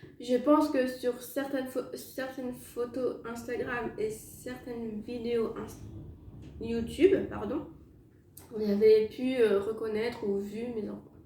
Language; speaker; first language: French; native; French